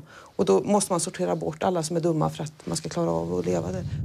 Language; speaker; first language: Swedish; native; Swedish